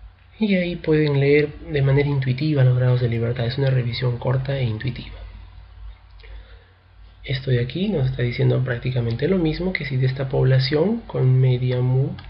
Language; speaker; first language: Spanish; native; Spanish